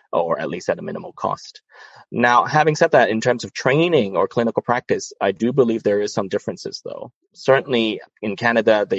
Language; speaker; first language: English; non-native, local second language; Cantonese